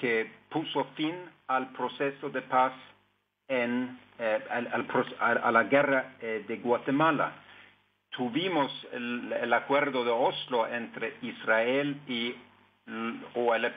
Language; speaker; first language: Spanish; non-native, fluent; Norwegian